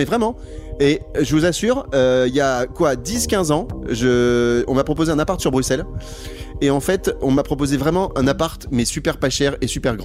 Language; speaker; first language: French; native; French